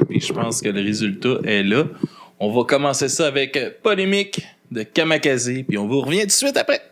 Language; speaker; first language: French; native; French